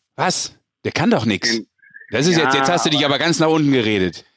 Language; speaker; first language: German; native; German